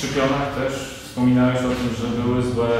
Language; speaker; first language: Polish; native; Polish